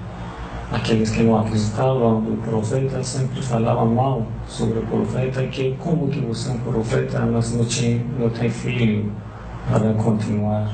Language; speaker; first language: Portuguese; non-native, learner; Persian